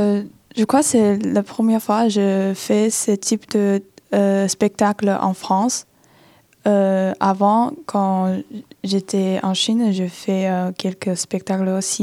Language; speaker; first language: French; non-native, fluent; Chinese